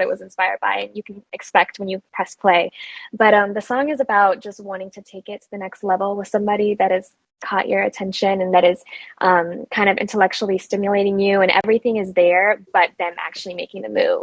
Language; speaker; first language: English; native; English